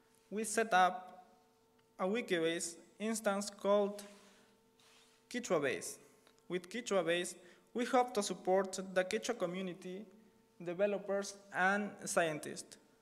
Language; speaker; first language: English; non-native, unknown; Spanish